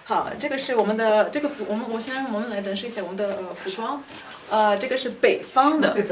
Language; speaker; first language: Chinese; non-native, fluent; Russian